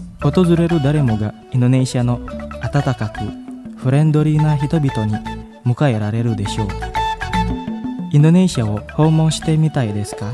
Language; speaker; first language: Japanese; non-native, fluent; Indonesian